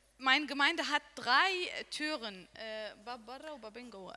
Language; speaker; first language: German; non-native, learner; Arabic